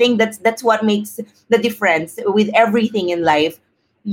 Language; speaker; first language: English; non-native, local second language; Filipino